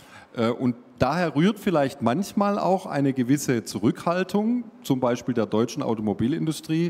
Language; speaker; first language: German; native; German